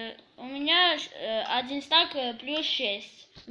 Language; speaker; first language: Russian; early bilingual, heritage; Russian